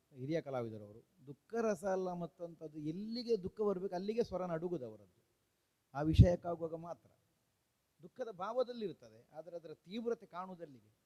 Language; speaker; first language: Kannada; native; Kannada